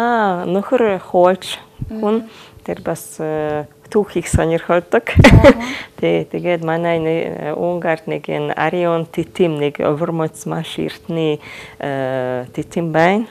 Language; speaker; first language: Mongolian; non-native, fluent; Hungarian